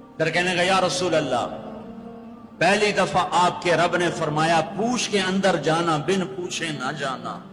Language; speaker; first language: Urdu; non-native, local second language; Punjabi